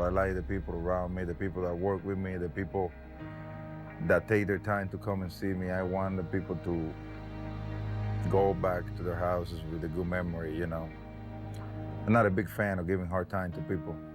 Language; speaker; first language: English; non-native, fluent; Spanish